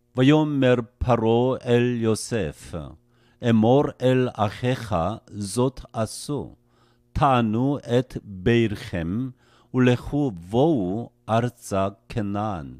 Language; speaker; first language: Hebrew; non-native, fluent; Korean